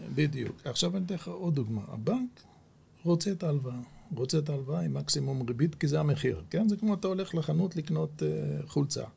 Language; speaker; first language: Hebrew; native; Hebrew